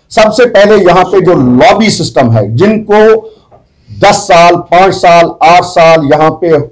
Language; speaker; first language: Urdu; non-native, local second language; Kashmiri